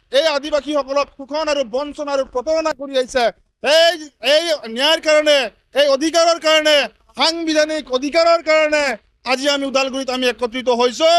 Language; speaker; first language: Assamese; non-native, local second language; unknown